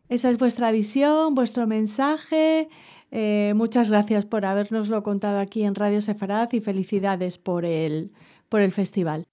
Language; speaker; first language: Spanish; native; Spanish